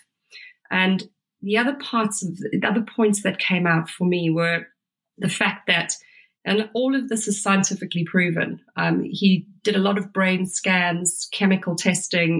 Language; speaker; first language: English; native; English